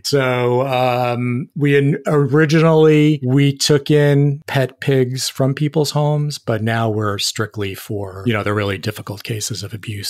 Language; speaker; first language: English; native; English